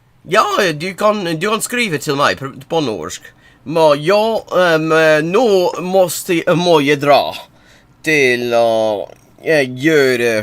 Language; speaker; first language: Swedish; non-native, learner; English